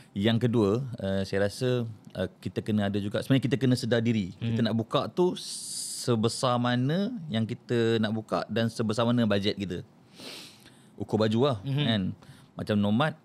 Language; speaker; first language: Malay; native; Malay